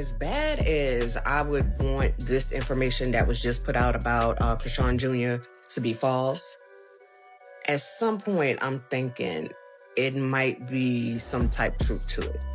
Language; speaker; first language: English; native; English